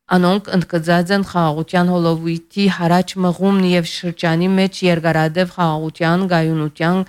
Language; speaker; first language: Armenian; early bilingual, heritage; Armenian